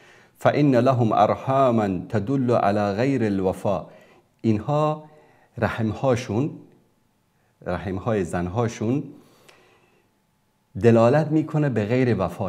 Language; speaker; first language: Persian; native; Persian